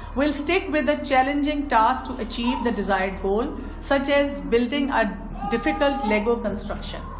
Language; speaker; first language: English; non-native, local second language; Urdu